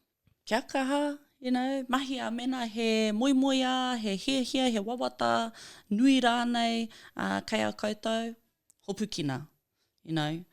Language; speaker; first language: Māori; non-native, local second language; English